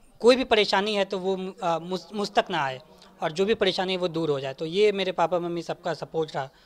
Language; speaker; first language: Hindi; native; Hindi